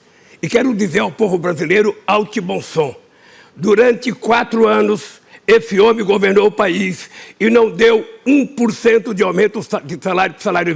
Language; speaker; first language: Portuguese; native; Portuguese